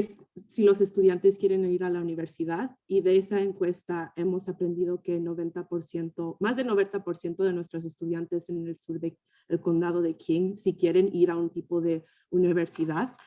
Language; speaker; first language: Spanish; early bilingual, heritage; Spanish